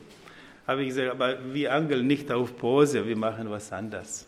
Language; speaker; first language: German; non-native, fluent; Croatian